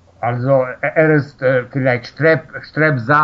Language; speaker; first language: German; non-native, learner; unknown